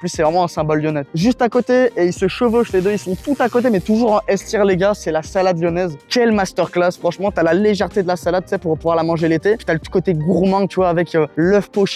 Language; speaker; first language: French; native; French